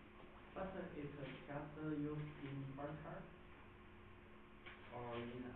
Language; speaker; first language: English; non-native, learner; Chinese